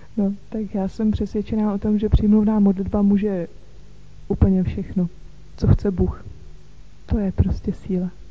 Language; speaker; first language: Czech; native; Czech